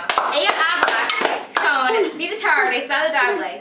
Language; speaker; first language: Spanish; non-native, learner; English